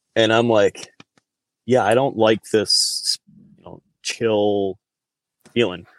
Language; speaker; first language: English; native; English